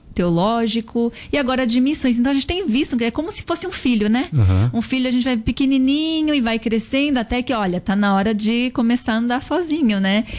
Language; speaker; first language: Portuguese; native; Portuguese